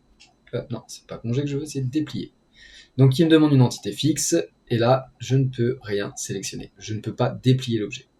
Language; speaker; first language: French; native; French